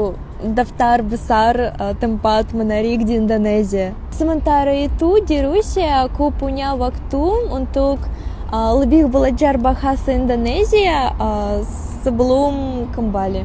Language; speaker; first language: Indonesian; non-native, learner; Russian